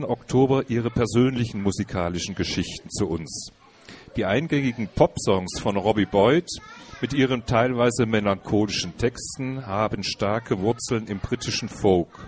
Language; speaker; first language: German; native; German